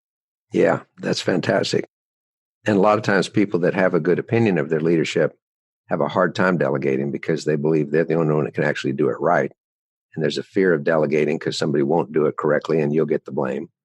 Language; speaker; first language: English; native; English